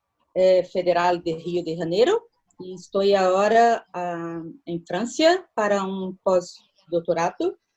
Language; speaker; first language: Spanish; non-native, learner; Portuguese